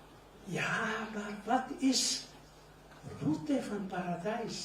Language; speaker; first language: Dutch; non-native, learner; Urdu